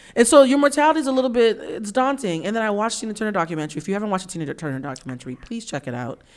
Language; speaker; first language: English; native; English